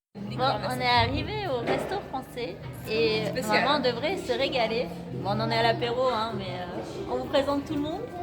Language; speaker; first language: French; native; French